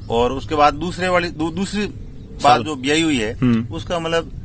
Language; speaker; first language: Hindi; native; Hindi